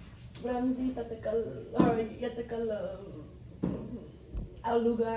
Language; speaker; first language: Arabic; non-native, learner; English